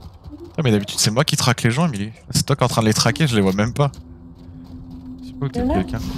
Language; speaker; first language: French; native; French